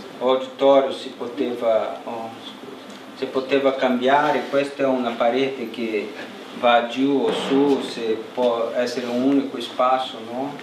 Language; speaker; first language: Italian; non-native, learner; Portuguese